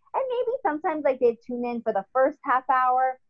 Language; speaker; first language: English; native; English